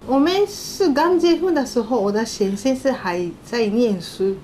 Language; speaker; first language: Chinese; non-native, fluent; Japanese